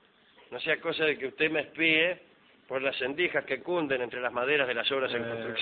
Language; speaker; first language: Spanish; native; Spanish